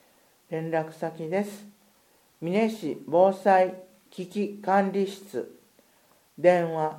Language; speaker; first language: Japanese; native; Japanese